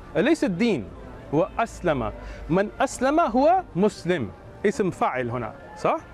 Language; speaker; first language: Arabic; non-native, fluent; English